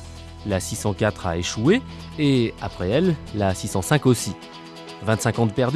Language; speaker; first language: French; native; French